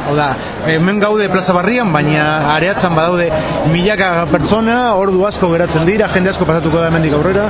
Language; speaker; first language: Basque; native; Basque